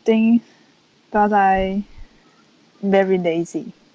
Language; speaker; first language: English; non-native, learner; Chinese